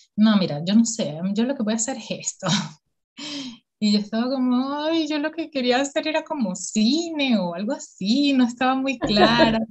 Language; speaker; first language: Spanish; native; Spanish